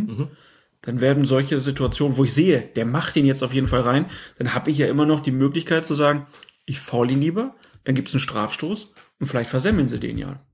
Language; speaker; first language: German; native; German